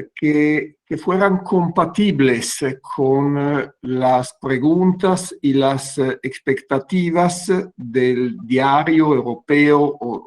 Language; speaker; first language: Spanish; non-native, fluent; Italian